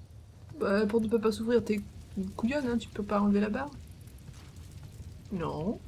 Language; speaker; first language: French; native; French